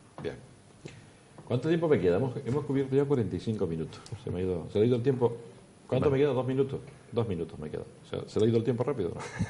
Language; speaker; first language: Spanish; native; Spanish